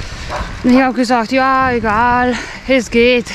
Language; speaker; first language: German; non-native, fluent; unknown